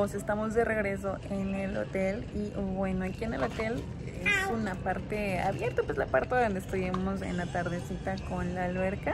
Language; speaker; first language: Spanish; native; Spanish